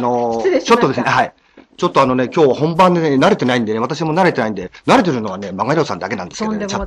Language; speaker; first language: Japanese; native; Japanese